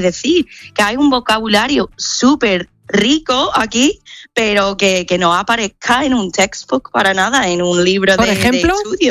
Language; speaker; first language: Spanish; non-native, fluent; English